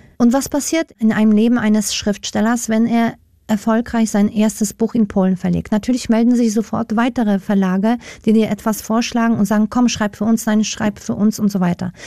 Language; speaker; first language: German; non-native, fluent; Polish